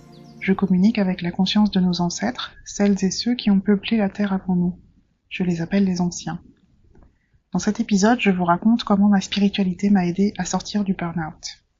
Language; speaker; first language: French; native; French